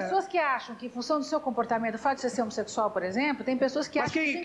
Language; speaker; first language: Portuguese; native; Portuguese